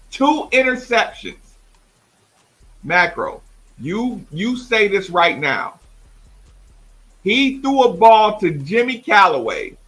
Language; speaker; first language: English; native; English